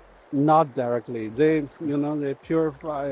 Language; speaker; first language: English; non-native, learner; Chinese